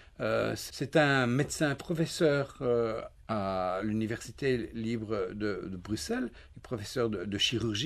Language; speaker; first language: French; native; French